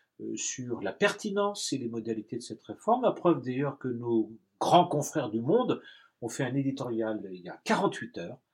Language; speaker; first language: French; native; French